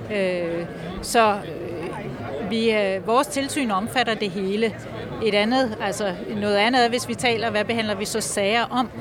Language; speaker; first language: Danish; native; Danish